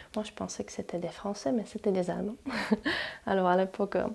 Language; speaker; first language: French; non-native, fluent; Czech